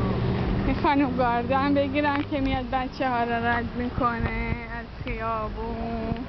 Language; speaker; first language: Persian; native; Persian